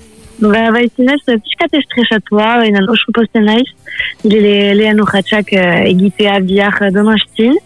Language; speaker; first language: Basque; non-native, local second language; French